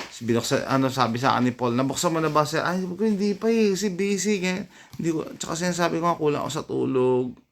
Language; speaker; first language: Filipino; native; Filipino